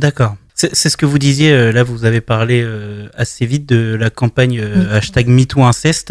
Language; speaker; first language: French; native; French